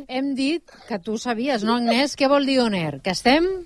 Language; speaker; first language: Catalan; native; Catalan